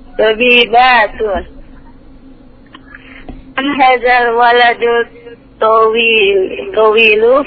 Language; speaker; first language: Arabic; non-native, learner; Indonesian